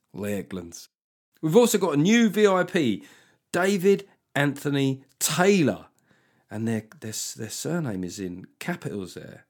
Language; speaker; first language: English; native; English